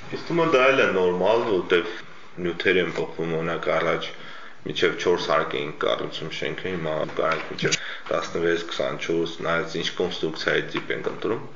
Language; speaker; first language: Armenian; native; Armenian